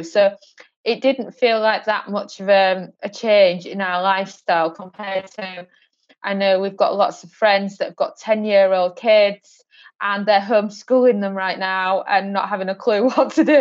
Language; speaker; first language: English; native; English